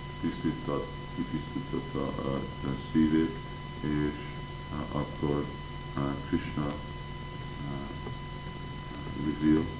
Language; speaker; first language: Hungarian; early bilingual, heritage; Hungarian